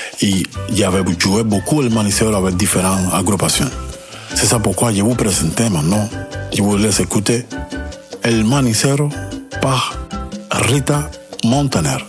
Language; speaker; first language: French; non-native, learner; Spanish